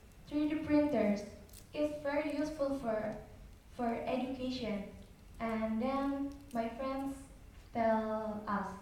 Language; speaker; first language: English; non-native, learner; Indonesian